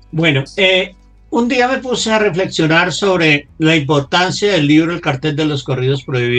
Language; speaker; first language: Spanish; native; Spanish